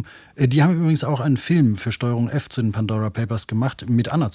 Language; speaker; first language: German; native; German